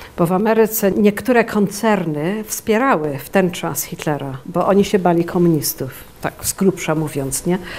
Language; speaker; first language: Polish; early bilingual, heritage; Polish